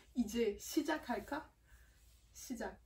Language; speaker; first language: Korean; non-native, learner; French